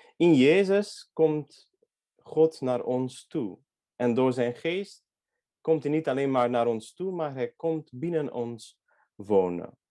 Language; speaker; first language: Dutch; non-native, fluent; Hungarian